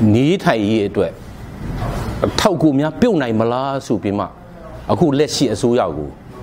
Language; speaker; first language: Burmese; non-native, local second language; Hakha Chin